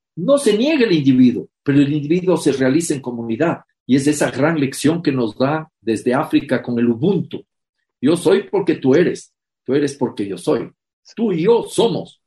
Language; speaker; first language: Spanish; native; Spanish